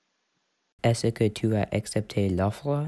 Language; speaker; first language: French; non-native, learner; English